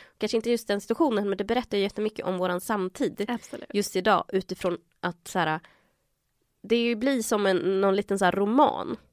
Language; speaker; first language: Swedish; early bilingual, other home language; Spanish